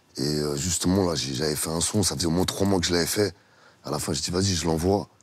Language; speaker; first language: French; early bilingual, other home language; Russian